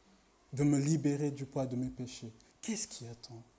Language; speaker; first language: French; native; French